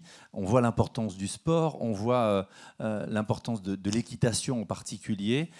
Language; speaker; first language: French; native; French